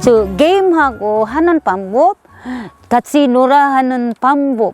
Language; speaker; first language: Korean; non-native, learner; Filipino